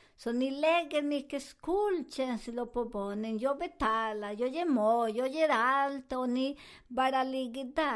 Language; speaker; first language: Swedish; non-native, learner; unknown